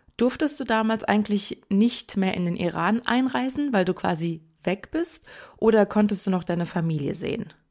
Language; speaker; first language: German; early bilingual, other home language; Persian